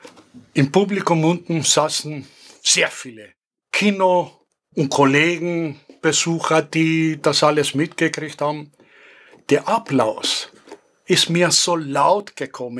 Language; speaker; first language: German; non-native, fluent; Greek